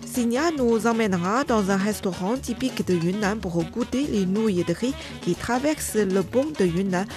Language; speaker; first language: French; non-native, fluent; Ukrainian